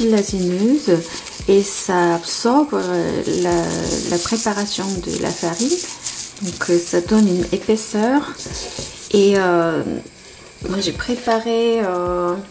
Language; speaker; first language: French; non-native, fluent; Korean